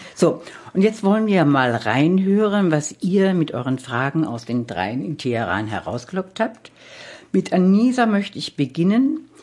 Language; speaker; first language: German; native; German